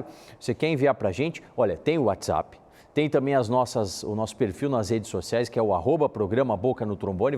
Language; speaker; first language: Portuguese; native; Portuguese